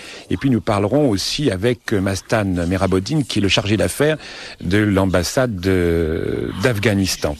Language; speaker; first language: French; native; French